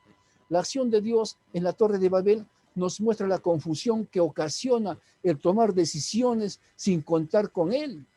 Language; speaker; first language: Spanish; native; Spanish